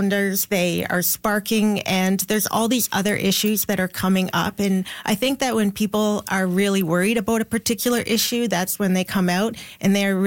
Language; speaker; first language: English; native; English